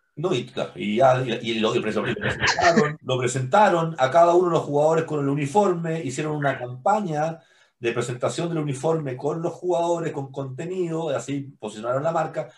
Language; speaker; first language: Spanish; native; Spanish